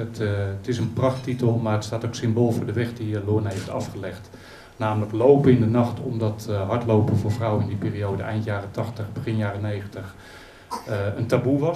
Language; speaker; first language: Dutch; native; Dutch